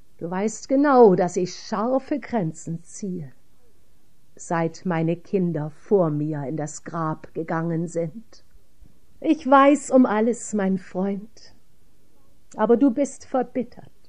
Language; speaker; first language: German; native; German